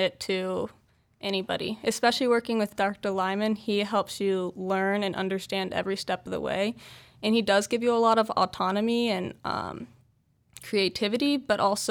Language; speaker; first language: English; native; English